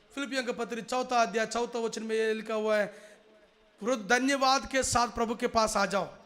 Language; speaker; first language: Hindi; non-native, local second language; Telugu